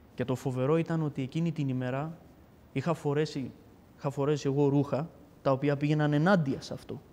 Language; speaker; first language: Greek; early bilingual, other home language; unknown